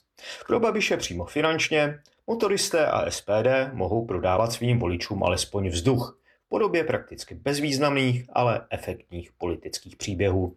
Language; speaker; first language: Czech; native; Czech